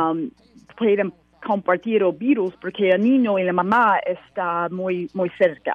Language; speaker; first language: Spanish; non-native, learner; English